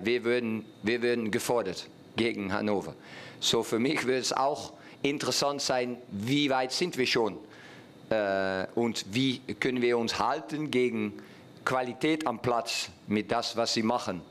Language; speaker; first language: German; non-native, fluent; Dutch